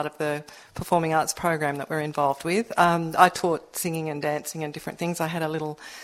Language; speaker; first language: English; native; English